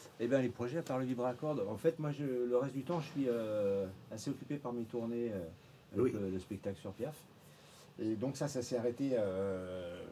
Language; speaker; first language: French; native; French